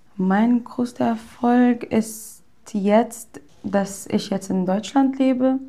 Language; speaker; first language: German; early bilingual, other home language; Arabic